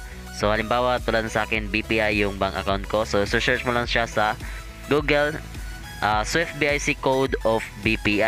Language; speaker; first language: Filipino; native; Filipino